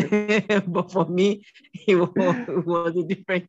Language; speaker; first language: English; non-native, local second language; Yoruba